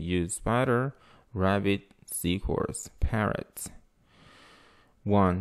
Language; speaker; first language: English; non-native, fluent; Russian